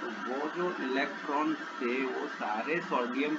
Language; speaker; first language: Hindi; non-native, local second language; Gujarati